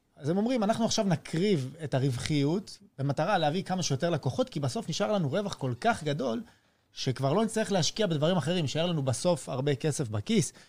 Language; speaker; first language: Hebrew; early bilingual, other home language; French